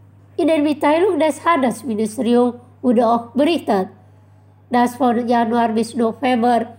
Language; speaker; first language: German; non-native, fluent; Indonesian